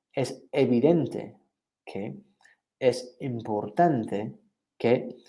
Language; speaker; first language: Spanish; non-native, fluent; English